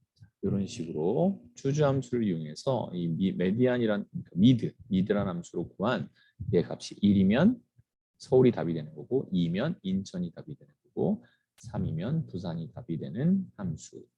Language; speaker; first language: Korean; native; Korean